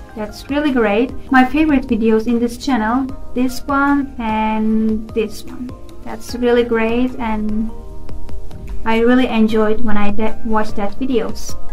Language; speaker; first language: English; non-native, learner; Turkish